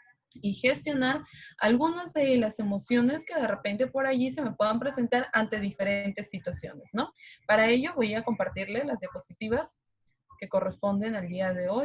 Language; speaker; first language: Spanish; native; Spanish